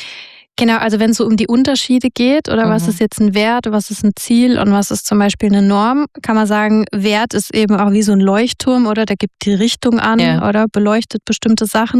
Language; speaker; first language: German; native; German